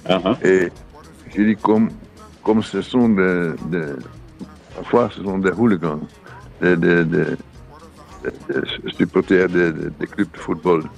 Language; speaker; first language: French; non-native, fluent; Dutch